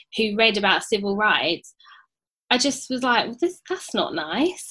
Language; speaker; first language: English; native; English